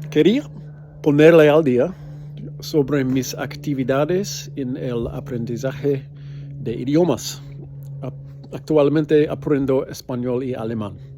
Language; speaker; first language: Spanish; non-native, learner; English